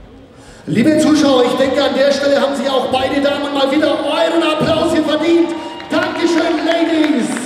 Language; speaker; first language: German; native; German